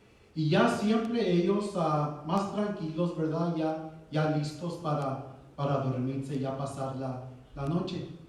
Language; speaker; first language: Spanish; early bilingual, heritage; Spanish